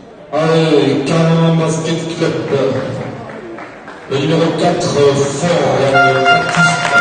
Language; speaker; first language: French; native; French